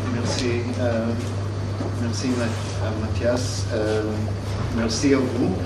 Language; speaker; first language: French; non-native, fluent; English